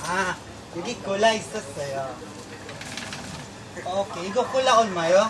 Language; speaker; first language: Korean; non-native, learner; Filipino